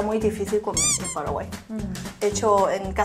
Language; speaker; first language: Spanish; non-native, learner; Korean